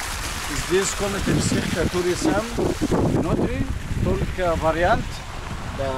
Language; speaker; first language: Russian; non-native, learner; Arabic